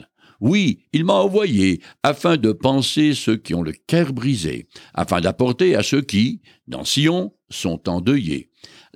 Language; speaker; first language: French; native; French